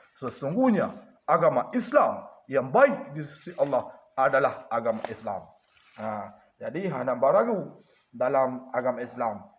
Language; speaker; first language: Malay; non-native, local second language; Achinese